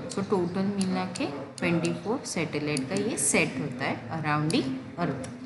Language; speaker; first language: Hindi; non-native, local second language; Marathi